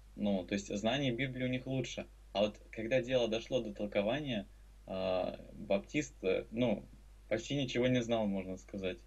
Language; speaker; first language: Russian; native; Russian